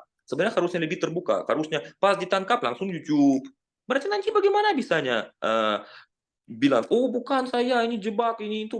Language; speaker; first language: Indonesian; non-native, fluent; Russian